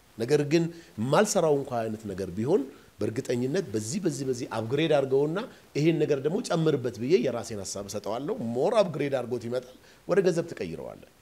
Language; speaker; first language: Amharic; non-native, local second language; Oromo